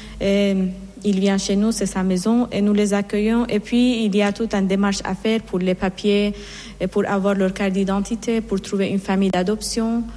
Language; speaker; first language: French; non-native, fluent; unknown